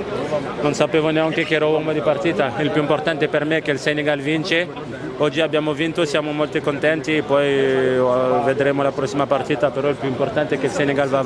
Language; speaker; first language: Italian; non-native, fluent; French